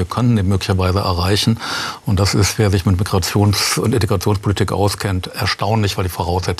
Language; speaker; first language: German; native; German